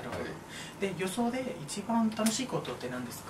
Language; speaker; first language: Japanese; non-native, fluent; Spanish